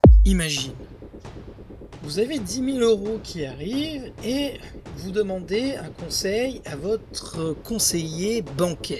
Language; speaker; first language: French; native; French